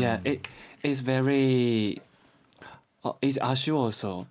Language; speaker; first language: English; non-native, learner; Chinese